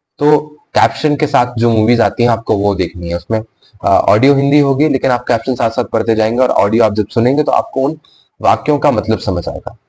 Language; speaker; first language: Hindi; native; Hindi